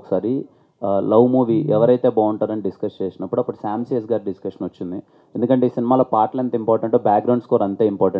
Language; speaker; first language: Telugu; native; Telugu